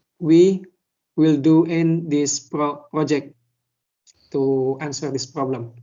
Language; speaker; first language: English; non-native, learner; Indonesian